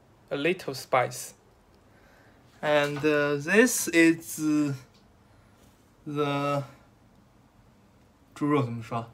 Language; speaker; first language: English; non-native, learner; Chinese